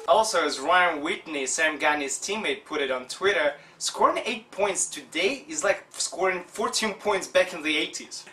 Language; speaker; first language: English; non-native, fluent; Russian